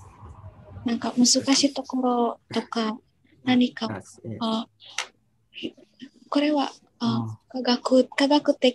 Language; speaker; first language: Japanese; non-native, learner; Indonesian